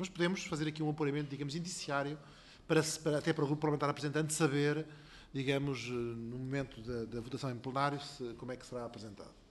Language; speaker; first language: Portuguese; native; Portuguese